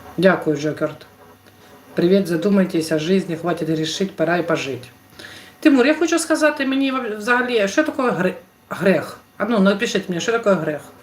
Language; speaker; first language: Ukrainian; non-native, local second language; Russian